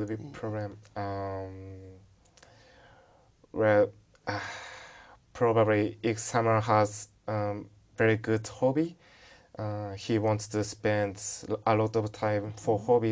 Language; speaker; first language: English; non-native, learner; Japanese